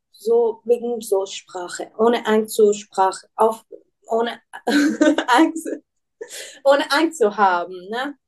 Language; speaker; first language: German; non-native, learner; Persian